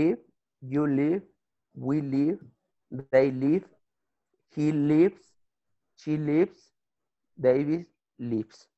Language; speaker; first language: English; non-native, learner; Spanish